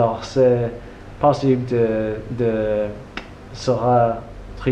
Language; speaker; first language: French; non-native, learner; English